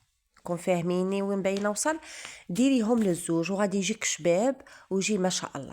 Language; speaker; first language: Arabic; native; Arabic